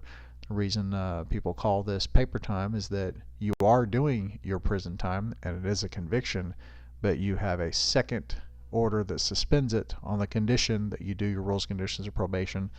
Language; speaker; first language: English; native; English